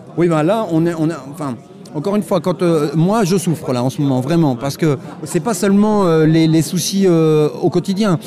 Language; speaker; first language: French; native; French